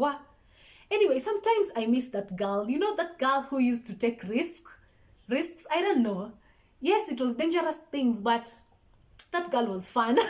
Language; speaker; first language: English; non-native, local second language; Swahili